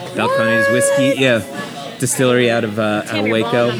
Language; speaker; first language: English; native; English